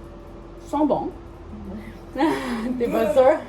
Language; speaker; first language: French; native; French